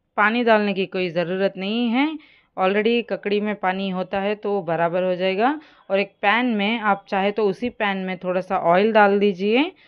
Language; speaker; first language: Hindi; native; Hindi